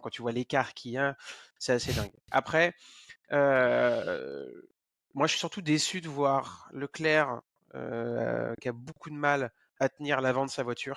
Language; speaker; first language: French; native; French